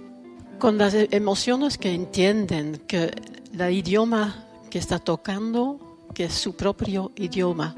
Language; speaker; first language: Spanish; non-native, fluent; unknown